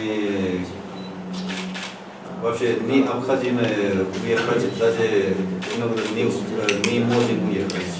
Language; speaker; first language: Russian; non-native, learner; Korean